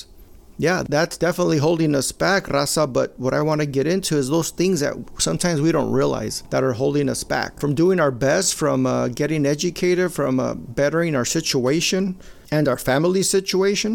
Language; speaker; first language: English; native; English